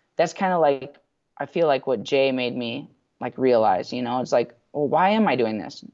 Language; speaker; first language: English; native; English